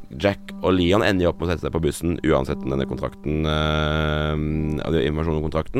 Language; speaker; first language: Norwegian; native; Norwegian